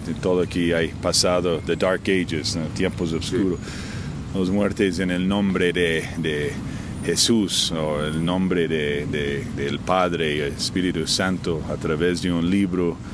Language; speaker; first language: Spanish; non-native, fluent; English